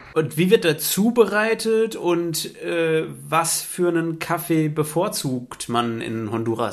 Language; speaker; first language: German; native; German